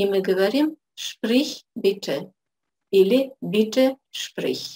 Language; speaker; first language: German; non-native, fluent; Russian